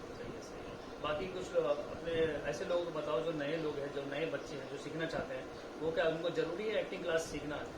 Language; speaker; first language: Hindi; native; Hindi